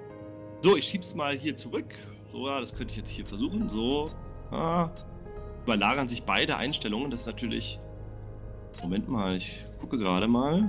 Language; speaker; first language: German; native; German